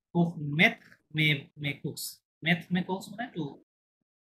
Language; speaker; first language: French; non-native, fluent; Bangla